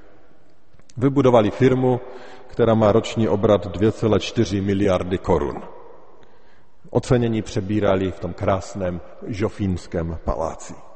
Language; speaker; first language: Czech; native; Czech